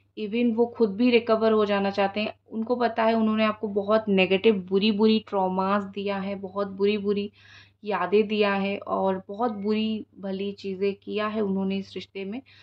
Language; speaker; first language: Hindi; non-native, local second language; Odia